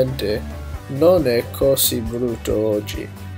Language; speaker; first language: Italian; non-native, learner; English